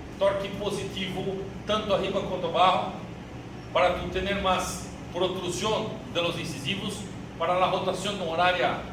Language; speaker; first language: Spanish; non-native, learner; Portuguese